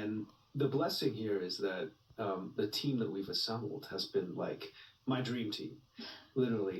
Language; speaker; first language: English; native; English